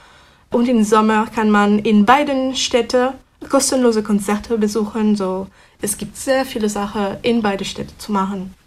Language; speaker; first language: German; non-native, fluent; French